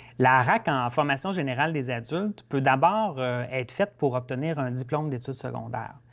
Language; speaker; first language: French; native; French